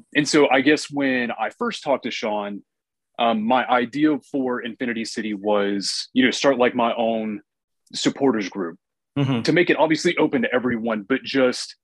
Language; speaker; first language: English; native; English